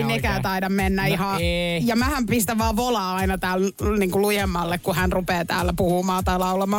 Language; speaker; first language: Finnish; native; Finnish